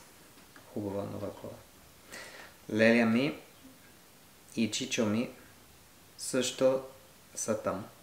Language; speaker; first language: Bulgarian; non-native, learner; French